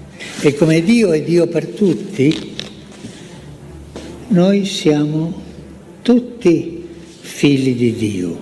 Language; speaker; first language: Italian; non-native, fluent; Spanish